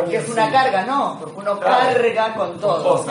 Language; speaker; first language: Spanish; native; Spanish